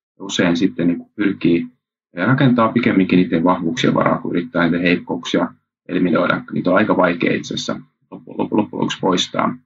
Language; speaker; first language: Finnish; early bilingual, heritage; Finnish